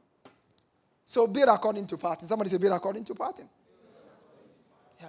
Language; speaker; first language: English; non-native, local second language; Akan